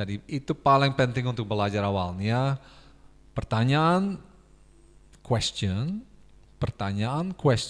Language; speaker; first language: Indonesian; non-native, fluent; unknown